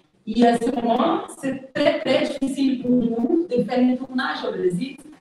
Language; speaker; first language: French; non-native, fluent; Portuguese